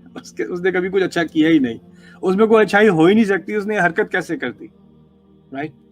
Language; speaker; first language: Urdu; early bilingual, heritage; Urdu